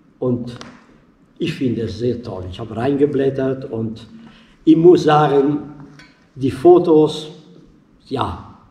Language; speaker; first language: German; non-native, fluent; Italian